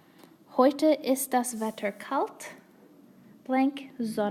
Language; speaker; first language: German; non-native, fluent; English